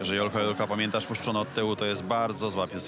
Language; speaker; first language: Polish; native; Polish